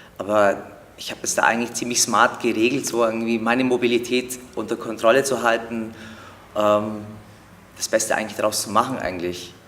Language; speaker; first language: German; early bilingual, other home language; Turkish